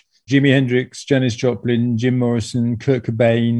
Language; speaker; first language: English; native; English